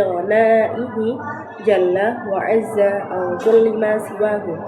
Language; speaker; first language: Arabic; non-native, learner; Indonesian